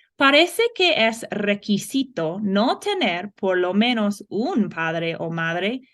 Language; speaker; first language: Spanish; non-native, fluent; English